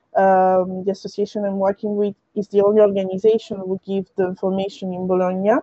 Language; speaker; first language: English; early bilingual, other home language; French